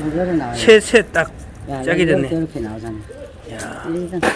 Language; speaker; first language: Korean; native; Korean